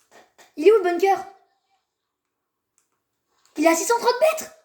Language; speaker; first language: French; native; French